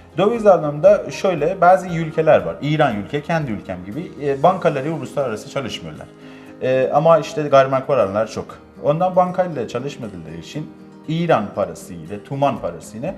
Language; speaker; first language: Turkish; non-native, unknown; Persian